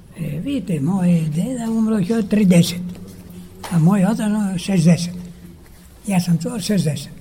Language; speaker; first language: Serbian; early bilingual, heritage; Serbian